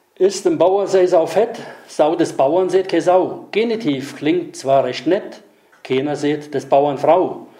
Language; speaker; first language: German; native; German